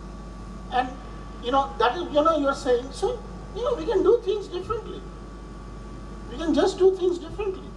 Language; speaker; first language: English; non-native, local second language; Bangla